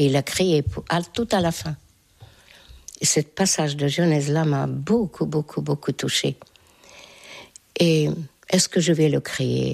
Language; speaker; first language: French; non-native, fluent; Hungarian